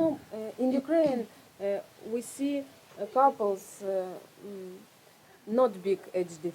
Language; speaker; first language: English; non-native, learner; Russian